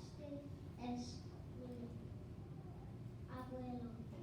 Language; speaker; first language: Spanish; non-native, learner; English